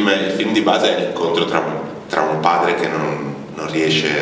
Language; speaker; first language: Italian; native; Italian